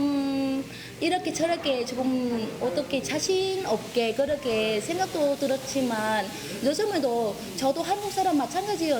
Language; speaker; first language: Korean; non-native, fluent; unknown